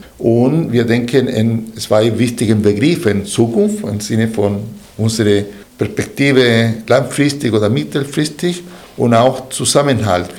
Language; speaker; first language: German; non-native, fluent; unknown